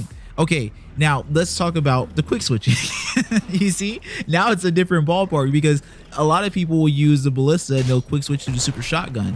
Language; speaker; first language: English; native; English